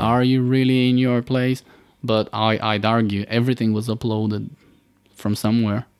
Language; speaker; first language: English; non-native, fluent; Bulgarian